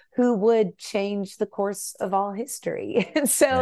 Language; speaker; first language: English; native; English